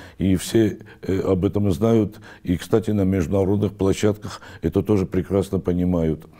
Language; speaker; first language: Russian; non-native, local second language; Armenian